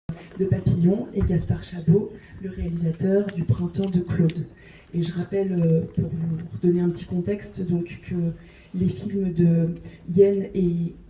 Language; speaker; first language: French; native; French